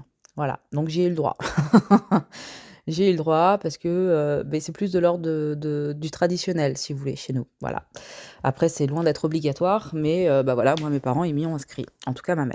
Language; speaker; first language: French; native; French